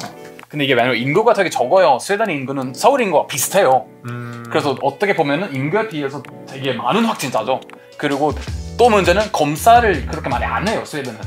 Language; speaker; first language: Korean; non-native, fluent; Swedish